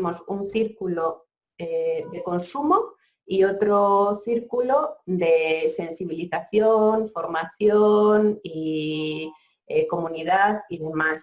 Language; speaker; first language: Spanish; native; Spanish